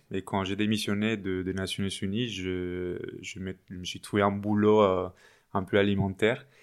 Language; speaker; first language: French; non-native, fluent; Spanish